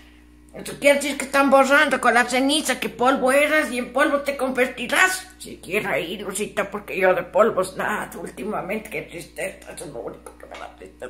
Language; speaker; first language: Spanish; native; Spanish